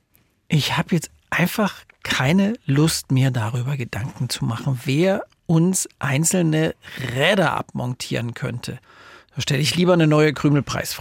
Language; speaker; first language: German; native; German